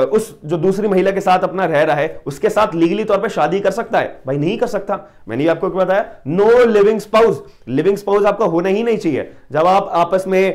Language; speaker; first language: Hindi; native; Hindi